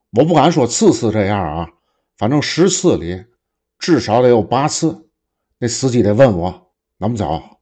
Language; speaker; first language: Chinese; native; Chinese